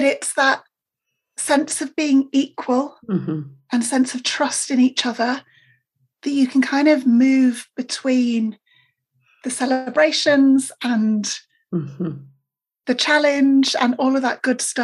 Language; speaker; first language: English; native; English